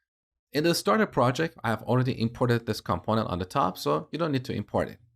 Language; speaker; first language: English; native; English